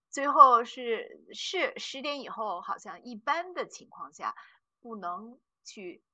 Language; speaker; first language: Chinese; native; Chinese